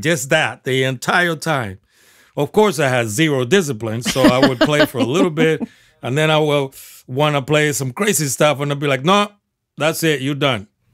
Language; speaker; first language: English; non-native, fluent; Spanish